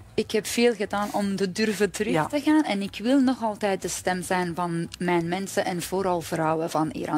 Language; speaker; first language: Dutch; non-native, fluent; Persian